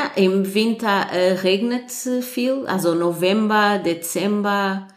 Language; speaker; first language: German; non-native, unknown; Portuguese